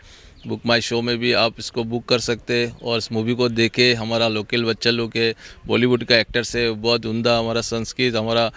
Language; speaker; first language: Hindi; non-native, local second language; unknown